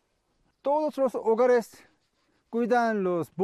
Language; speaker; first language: Spanish; non-native, learner; Korean